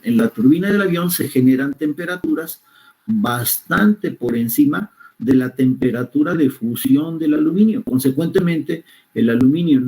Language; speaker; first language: Spanish; native; Spanish